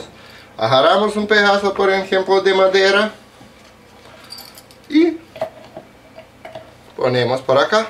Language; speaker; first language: Spanish; non-native, learner; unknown